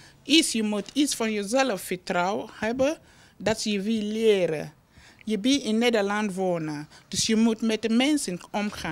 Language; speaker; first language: Dutch; non-native, learner; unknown